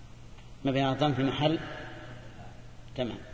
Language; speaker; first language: Arabic; native; Arabic